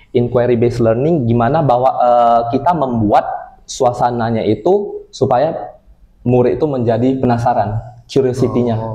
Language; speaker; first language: Indonesian; non-native, local second language; Min Nan Chinese